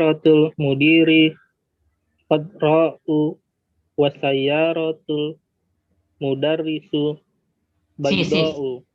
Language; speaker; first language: Arabic; non-native, learner; Indonesian